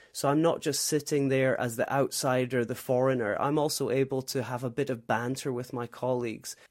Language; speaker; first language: English; native; English